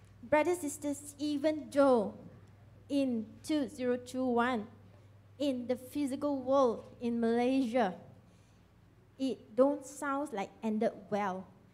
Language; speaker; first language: English; non-native, local second language; Chinese